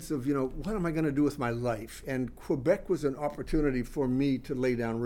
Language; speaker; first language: English; native; English